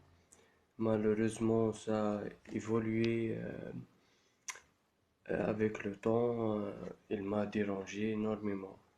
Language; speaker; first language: French; non-native, local second language; Arabic